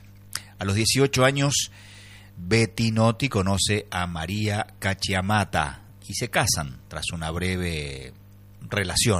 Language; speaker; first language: Spanish; native; Spanish